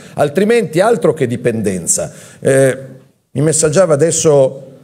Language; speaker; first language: Italian; native; Italian